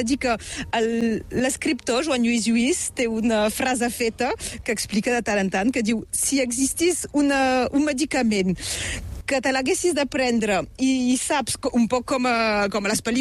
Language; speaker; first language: Catalan; native; Catalan